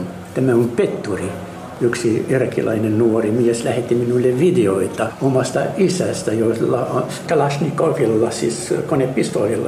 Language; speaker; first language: Finnish; non-native, fluent; Arabic